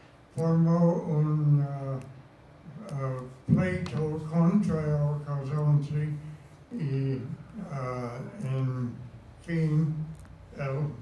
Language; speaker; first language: Spanish; non-native, fluent; English